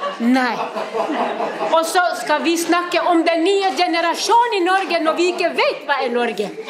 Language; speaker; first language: Norwegian; non-native, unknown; Somali